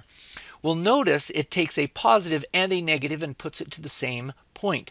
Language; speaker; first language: English; native; English